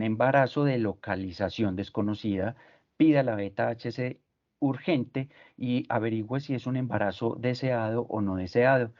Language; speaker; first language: Spanish; native; Spanish